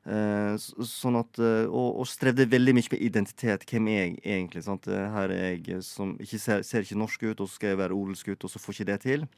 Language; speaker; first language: Norwegian; native; Norwegian